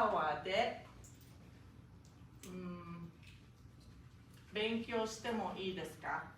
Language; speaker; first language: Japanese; non-native, fluent; English